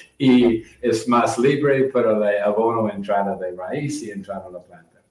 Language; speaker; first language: Spanish; non-native, learner; English